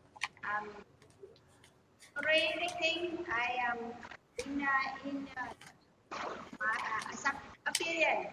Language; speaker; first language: English; non-native, learner; Vietnamese